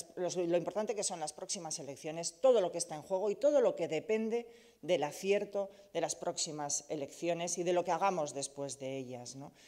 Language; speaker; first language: Spanish; native; Spanish